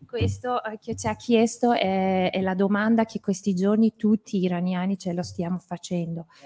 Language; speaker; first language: Italian; non-native, fluent; Persian